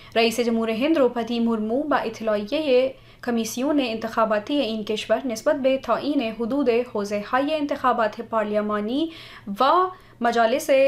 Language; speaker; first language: Persian; non-native, fluent; Hindi